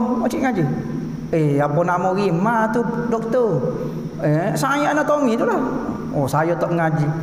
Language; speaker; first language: Malay; native; Malay